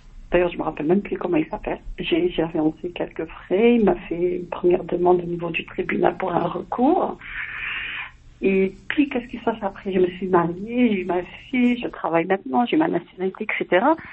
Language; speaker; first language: French; non-native, fluent; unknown